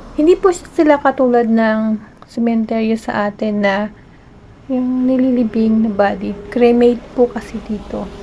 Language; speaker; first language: Filipino; native; Filipino